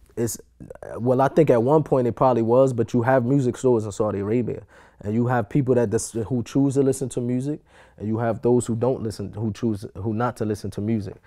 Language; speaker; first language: English; native; English